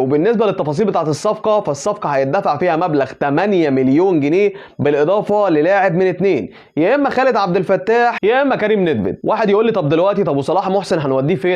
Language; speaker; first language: Arabic; native; Arabic